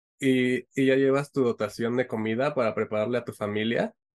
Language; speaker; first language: Spanish; native; Spanish